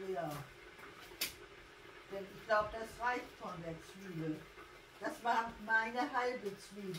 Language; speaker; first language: German; native; German